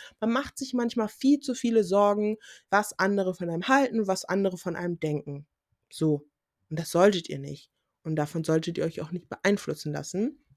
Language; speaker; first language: German; native; German